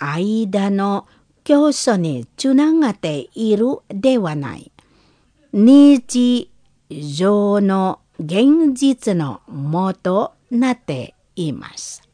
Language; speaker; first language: Japanese; non-native, fluent; Indonesian